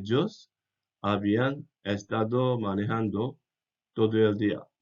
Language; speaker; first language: Spanish; non-native, fluent; English